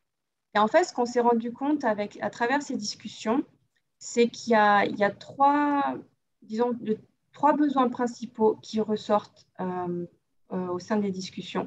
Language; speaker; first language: French; native; French